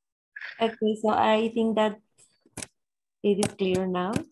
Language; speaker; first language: English; non-native, learner; Spanish